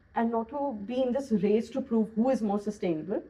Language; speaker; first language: English; non-native, local second language; Hindi